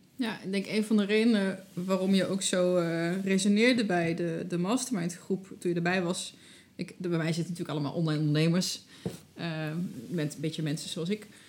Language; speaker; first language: Dutch; native; Dutch